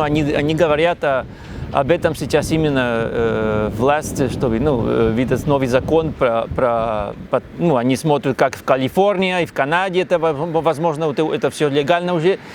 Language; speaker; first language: Russian; non-native, learner; Spanish